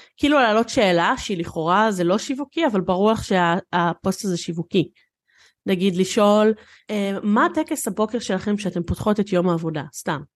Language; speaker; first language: Hebrew; native; Hebrew